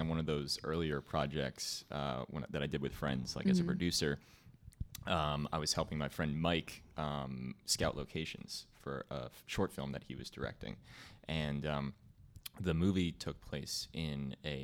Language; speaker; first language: English; native; English